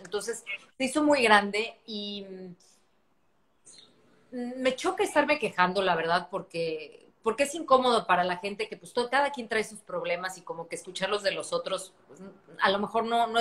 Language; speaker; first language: Spanish; native; Spanish